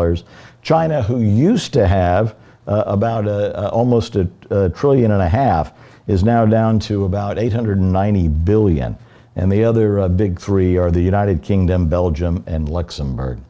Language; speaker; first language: English; native; English